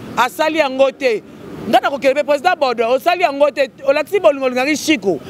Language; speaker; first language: Lingala; native; Lingala